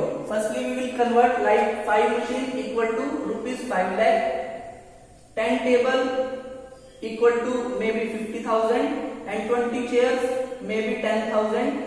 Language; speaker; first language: English; non-native, local second language; Hindi